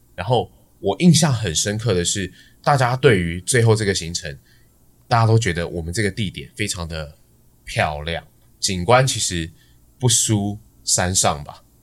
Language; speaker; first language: Chinese; native; Chinese